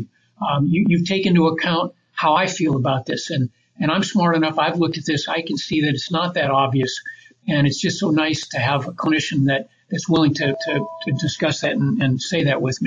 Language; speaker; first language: English; native; English